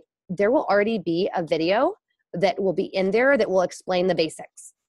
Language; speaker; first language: English; native; English